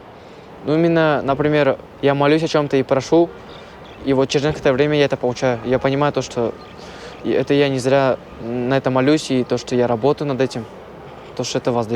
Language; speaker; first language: Russian; native; Russian